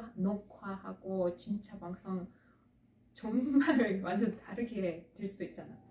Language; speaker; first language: Korean; non-native, fluent; Russian